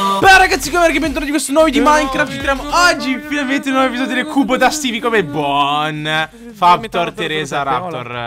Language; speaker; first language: Italian; native; Italian